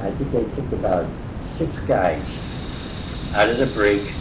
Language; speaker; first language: English; native; English